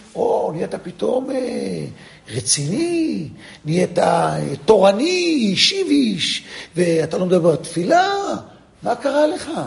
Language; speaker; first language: Hebrew; non-native, fluent; English